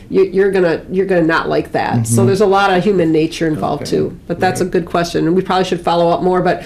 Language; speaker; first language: English; native; English